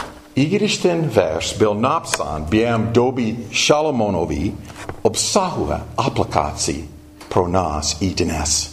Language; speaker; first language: Czech; non-native, fluent; English